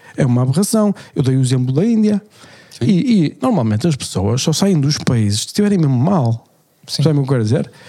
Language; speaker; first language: Portuguese; native; Portuguese